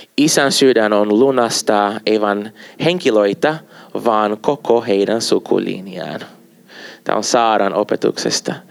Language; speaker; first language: Finnish; non-native, fluent; Portuguese